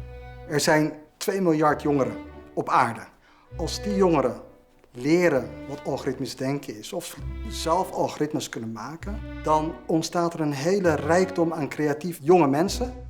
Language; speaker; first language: Dutch; native; Dutch